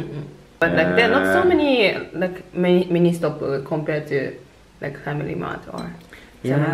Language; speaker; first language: English; non-native, local second language; Japanese